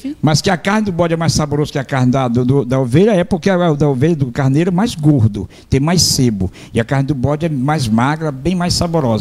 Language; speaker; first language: Portuguese; native; Portuguese